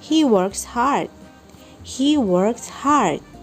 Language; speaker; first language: English; non-native, fluent; Indonesian